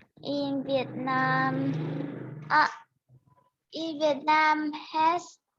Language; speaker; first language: English; non-native, learner; Vietnamese